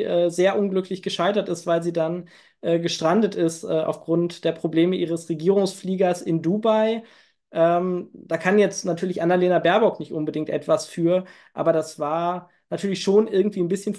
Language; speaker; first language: German; native; German